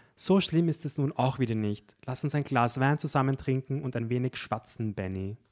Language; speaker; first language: German; native; German